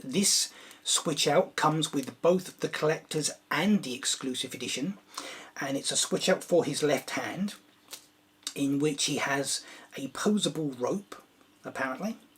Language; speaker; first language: English; native; English